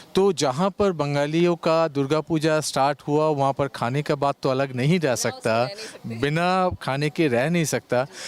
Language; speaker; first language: Hindi; non-native, local second language; Bangla